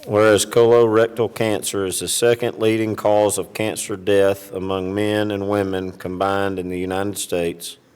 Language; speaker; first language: English; native; English